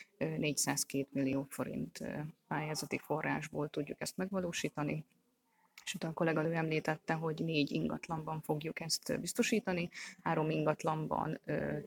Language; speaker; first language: Hungarian; native; Hungarian